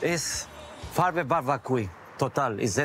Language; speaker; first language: German; non-native, learner; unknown